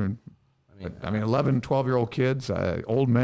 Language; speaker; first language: English; native; English